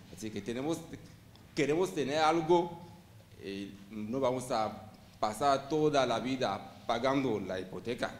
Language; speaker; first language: Spanish; non-native, fluent; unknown